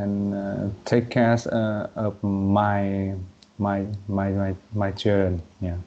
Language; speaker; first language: English; non-native, learner; Vietnamese